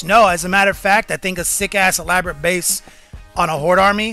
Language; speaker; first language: English; native; English